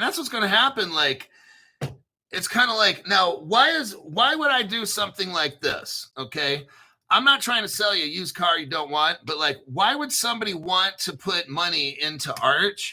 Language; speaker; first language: English; native; English